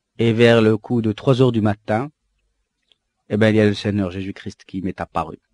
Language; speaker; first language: French; non-native, local second language; Arabic